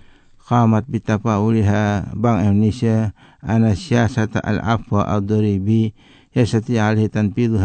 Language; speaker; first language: Arabic; non-native, fluent; Indonesian